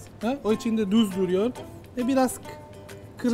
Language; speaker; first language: Turkish; non-native, learner; Italian